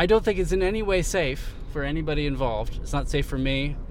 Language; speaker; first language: English; native; English